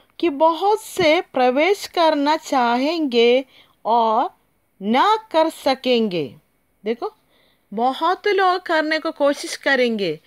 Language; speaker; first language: Hindi; non-native, local second language; Malayalam